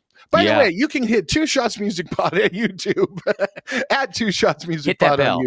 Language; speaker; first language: English; native; English